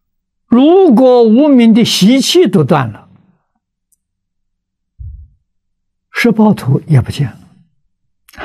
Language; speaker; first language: Chinese; native; Chinese